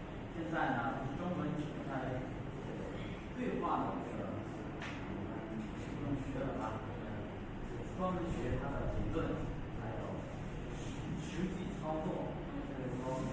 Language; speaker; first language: Chinese; non-native, learner; Lao